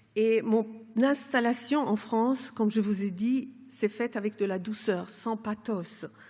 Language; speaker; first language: French; non-native, fluent; Persian